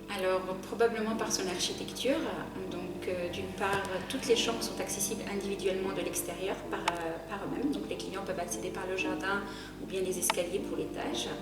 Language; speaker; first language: French; early bilingual, other home language; Arabic